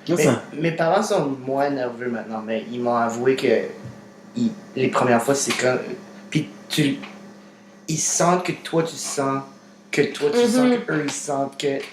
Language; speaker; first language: French; native; French